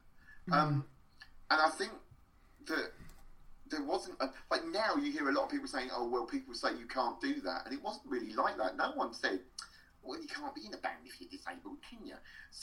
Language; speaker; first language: English; native; English